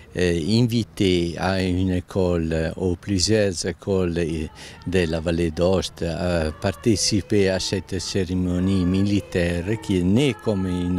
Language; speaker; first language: French; non-native, local second language; Italian